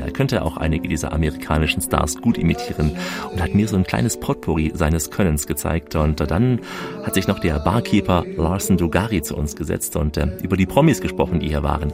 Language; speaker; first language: German; native; German